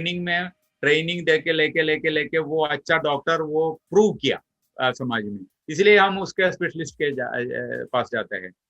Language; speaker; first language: Hindi; non-native, local second language; Malayalam